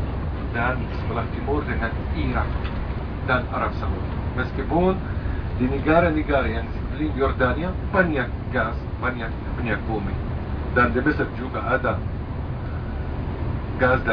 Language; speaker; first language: Indonesian; non-native, fluent; Arabic